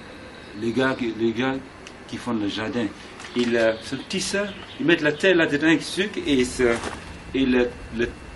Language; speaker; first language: French; non-native, learner; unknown